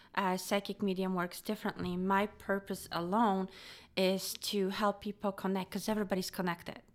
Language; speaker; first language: English; non-native, fluent; Polish